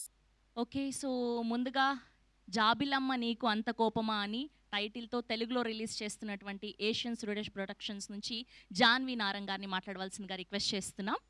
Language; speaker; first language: Telugu; native; Telugu